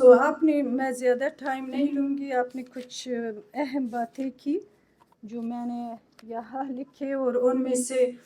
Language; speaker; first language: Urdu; non-native, fluent; Persian